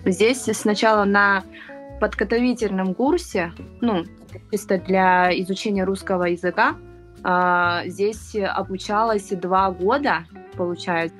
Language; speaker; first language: Russian; non-native, fluent; Chinese